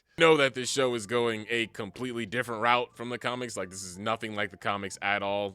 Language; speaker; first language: English; native; English